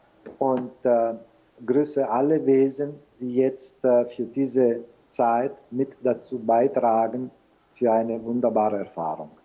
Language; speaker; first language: German; non-native, fluent; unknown